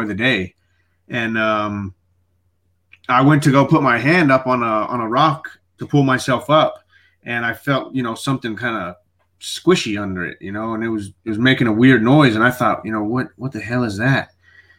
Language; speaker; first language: English; native; English